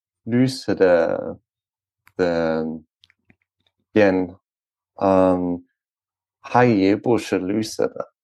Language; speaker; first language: Chinese; non-native, learner; French